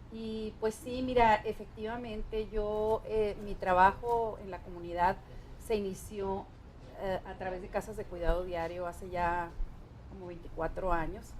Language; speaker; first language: Spanish; native; Spanish